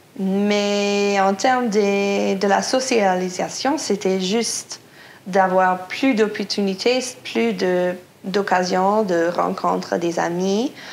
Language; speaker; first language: French; non-native, local second language; English